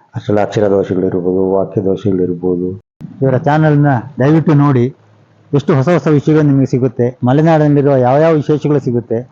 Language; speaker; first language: Kannada; native; Kannada